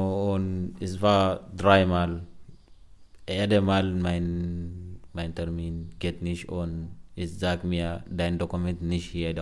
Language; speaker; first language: German; non-native, learner; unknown